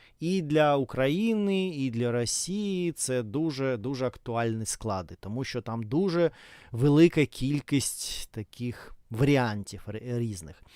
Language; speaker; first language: Ukrainian; non-native, fluent; Russian